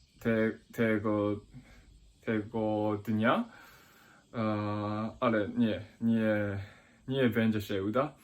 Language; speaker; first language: Polish; non-native, learner; Japanese